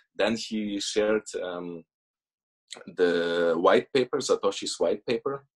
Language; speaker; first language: English; early bilingual, other home language; Russian